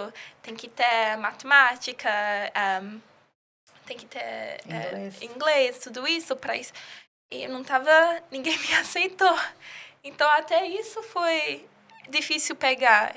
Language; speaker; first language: Portuguese; early bilingual, heritage; English